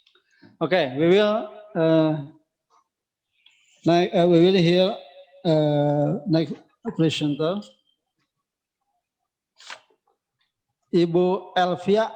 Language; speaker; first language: English; non-native, local second language; Indonesian